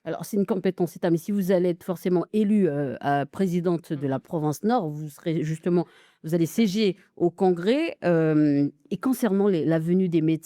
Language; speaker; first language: French; native; French